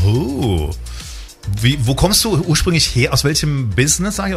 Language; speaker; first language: German; native; German